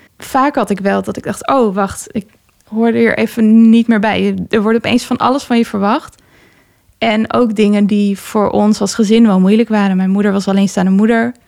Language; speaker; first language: Dutch; native; Dutch